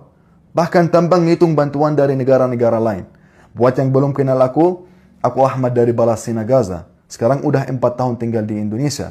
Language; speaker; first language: Indonesian; non-native, fluent; Arabic